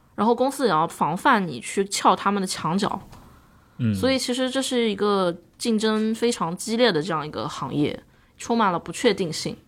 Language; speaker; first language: Chinese; native; Chinese